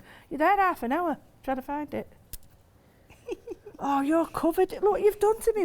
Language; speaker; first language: English; native; English